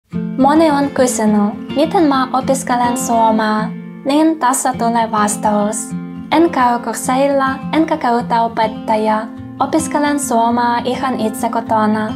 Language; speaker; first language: Finnish; non-native, learner; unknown